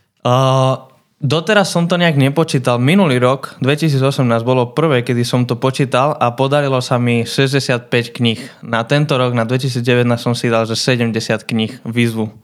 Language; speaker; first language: Slovak; non-native, fluent; Spanish